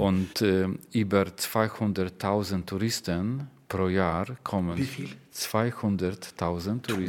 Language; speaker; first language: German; non-native, learner; Polish